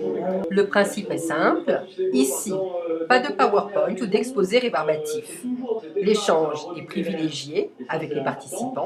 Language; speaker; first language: French; native; French